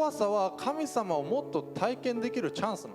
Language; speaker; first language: Japanese; native; Japanese